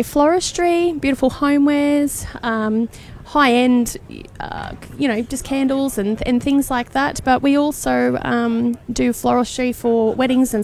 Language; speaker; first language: English; native; English